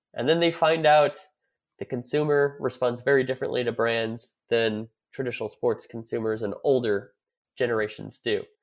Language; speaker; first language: English; native; English